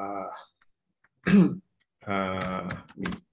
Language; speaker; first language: German; non-native, fluent; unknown